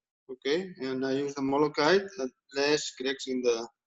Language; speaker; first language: English; non-native, learner; Spanish